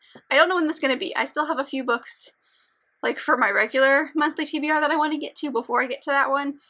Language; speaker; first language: English; native; English